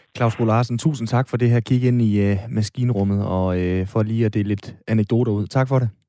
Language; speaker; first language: Danish; native; Danish